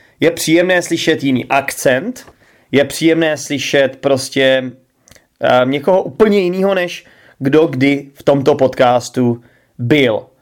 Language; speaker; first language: Czech; native; Czech